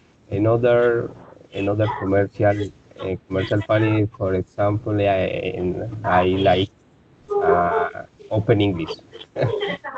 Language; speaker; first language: English; non-native, learner; Spanish